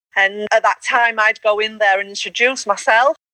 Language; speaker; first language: English; native; English